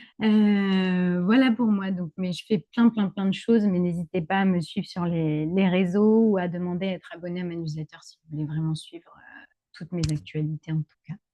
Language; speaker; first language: French; native; French